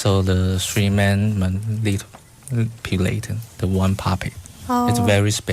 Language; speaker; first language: English; non-native, fluent; Chinese